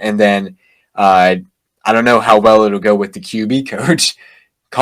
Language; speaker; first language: English; native; English